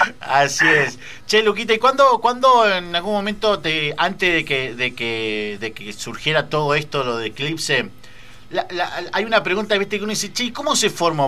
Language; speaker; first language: Spanish; native; Spanish